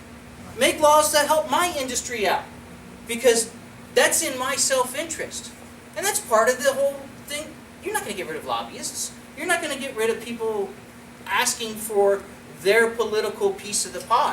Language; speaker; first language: English; native; English